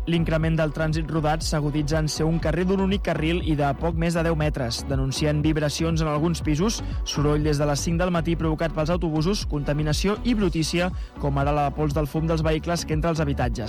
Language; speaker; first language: Catalan; native; Catalan